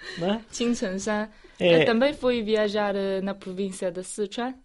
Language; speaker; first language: Portuguese; non-native, fluent; Chinese